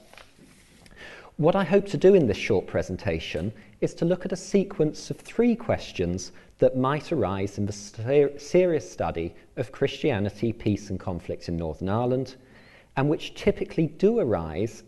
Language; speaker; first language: English; native; English